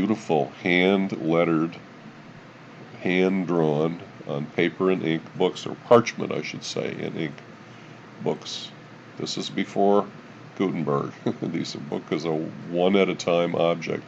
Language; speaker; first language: English; native; English